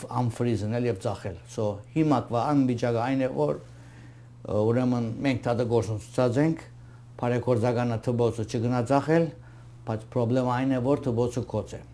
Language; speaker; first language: Armenian; early bilingual, heritage; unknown